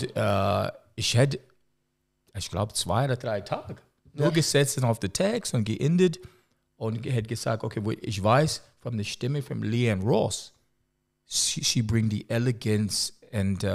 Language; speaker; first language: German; non-native, learner; English